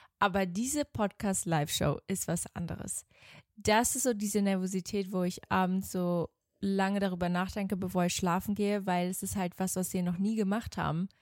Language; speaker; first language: German; native; German